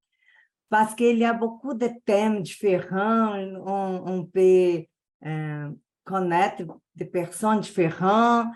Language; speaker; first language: French; non-native, learner; Portuguese